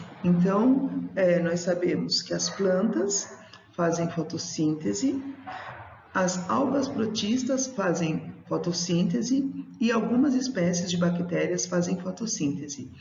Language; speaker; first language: Portuguese; native; Portuguese